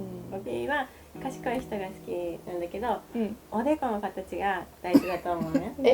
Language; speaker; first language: Japanese; native; Japanese